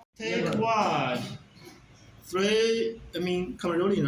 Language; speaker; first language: English; non-native, learner; Bangla